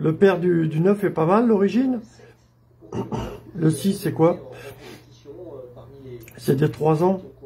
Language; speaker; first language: French; native; French